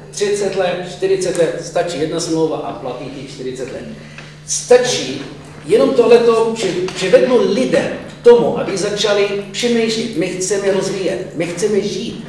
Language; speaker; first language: Czech; non-native, fluent; Arabic